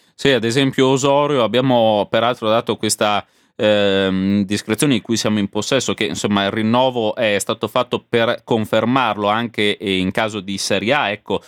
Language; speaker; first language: Italian; native; Italian